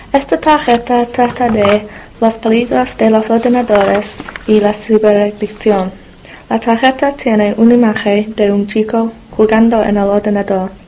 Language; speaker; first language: Spanish; non-native, learner; English